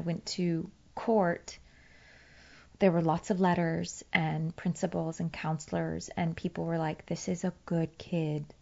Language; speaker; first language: English; early bilingual, other home language; Persian